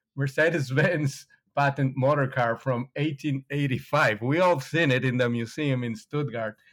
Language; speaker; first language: English; non-native, fluent; Spanish